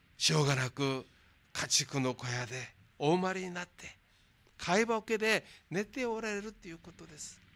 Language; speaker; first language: Japanese; non-native, fluent; Korean